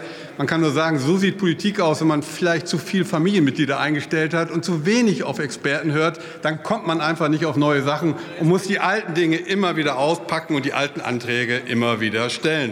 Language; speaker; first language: German; native; German